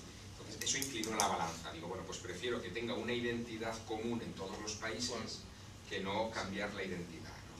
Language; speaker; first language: Spanish; native; Spanish